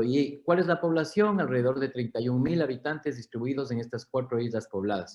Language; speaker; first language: Spanish; native; Spanish